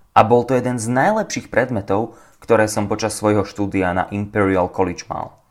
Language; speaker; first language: English; non-native, fluent; Slovak